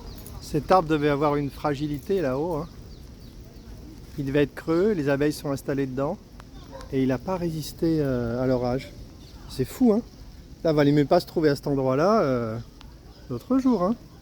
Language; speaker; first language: French; native; French